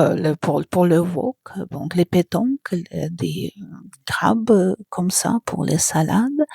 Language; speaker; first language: French; non-native, fluent; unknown